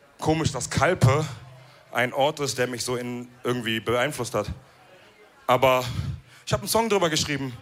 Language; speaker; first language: German; early bilingual, other home language; Wolof